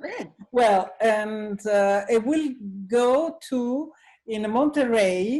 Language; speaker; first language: English; non-native, learner; Italian